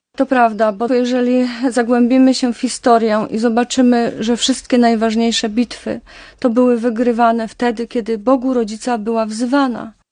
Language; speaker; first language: Polish; native; Polish